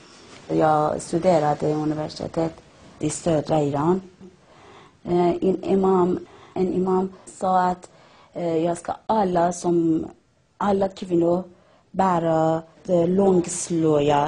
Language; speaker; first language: Swedish; non-native, learner; Persian